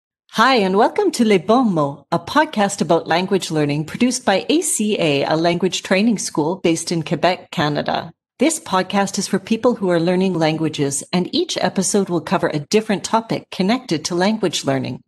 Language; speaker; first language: English; native; English